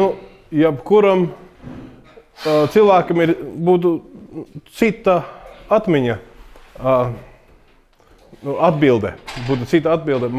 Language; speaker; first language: Latvian; early bilingual, heritage; English